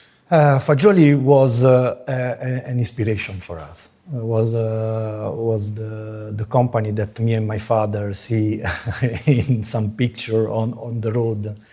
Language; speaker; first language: English; non-native, fluent; Italian